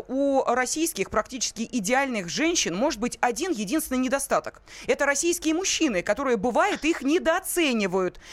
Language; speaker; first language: Russian; native; Russian